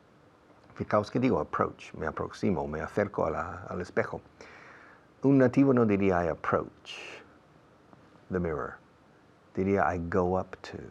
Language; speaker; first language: Spanish; non-native, fluent; English